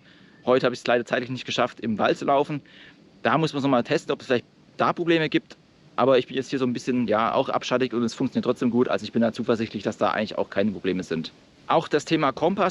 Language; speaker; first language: German; native; German